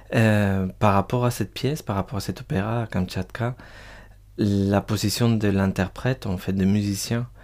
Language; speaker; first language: French; non-native, fluent; Spanish